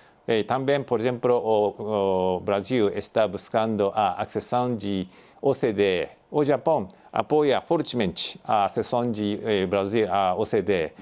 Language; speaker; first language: Portuguese; non-native, fluent; Japanese